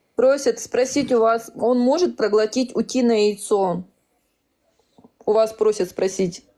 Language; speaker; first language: Russian; native; Russian